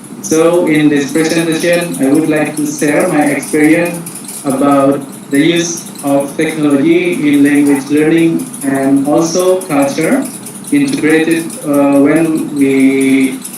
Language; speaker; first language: English; non-native, fluent; Indonesian